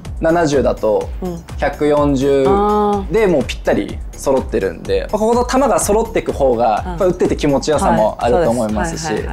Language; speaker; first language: Japanese; native; Japanese